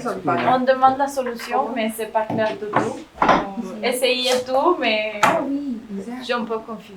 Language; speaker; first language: French; non-native, learner; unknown